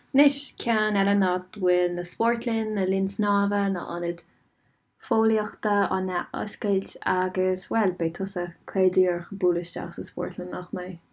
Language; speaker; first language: Irish; non-native, local second language; English